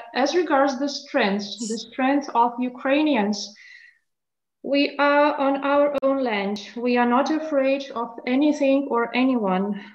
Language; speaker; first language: English; non-native, fluent; Lithuanian